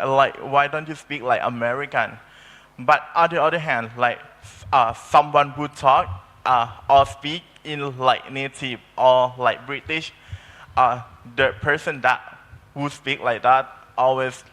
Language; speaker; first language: English; non-native, learner; Thai